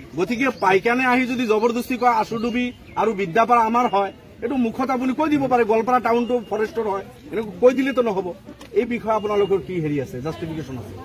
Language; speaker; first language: Assamese; non-native, local second language; Bangla